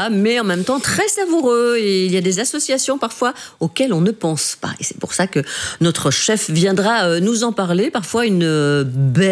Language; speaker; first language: French; native; French